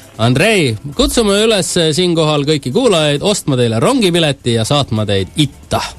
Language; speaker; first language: Estonian; native; Estonian